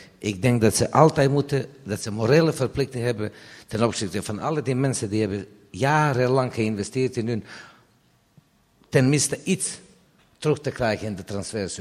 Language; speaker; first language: Dutch; non-native, fluent; Serbian